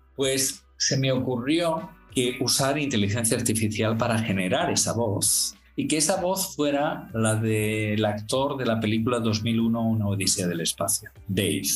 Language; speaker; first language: Spanish; native; Spanish